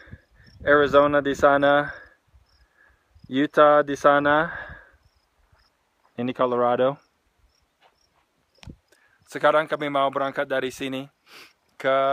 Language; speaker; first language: Indonesian; non-native, fluent; English